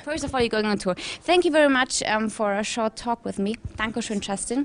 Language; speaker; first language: English; non-native, fluent; German